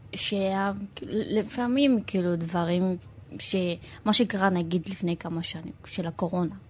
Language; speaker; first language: Hebrew; early bilingual, other home language; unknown